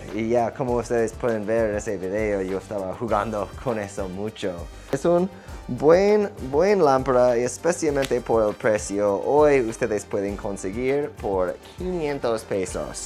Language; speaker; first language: Spanish; non-native, fluent; English